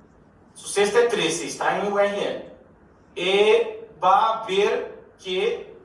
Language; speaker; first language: Spanish; non-native, learner; Portuguese